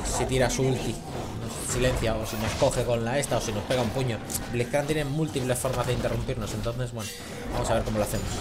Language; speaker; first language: Spanish; native; Spanish